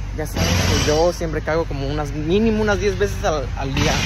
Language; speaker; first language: Spanish; early bilingual, heritage; Spanish